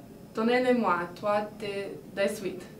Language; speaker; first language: French; non-native, learner; English